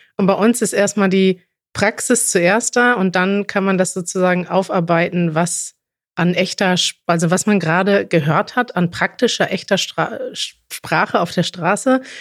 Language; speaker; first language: German; native; German